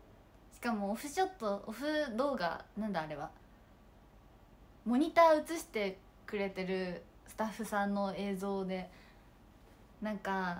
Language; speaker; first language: Japanese; native; Japanese